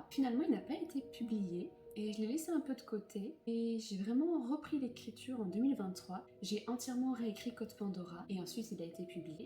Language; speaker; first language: French; native; French